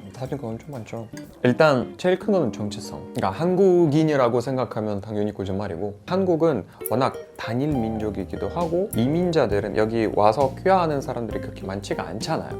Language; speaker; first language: Korean; non-native, fluent; Russian